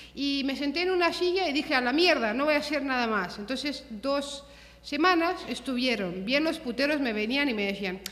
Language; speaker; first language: Spanish; early bilingual, other home language; Romanian